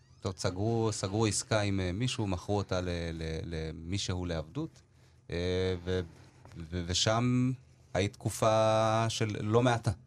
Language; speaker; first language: Hebrew; early bilingual, other home language; Amharic